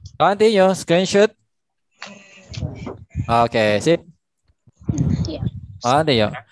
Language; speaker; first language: English; non-native, fluent; Indonesian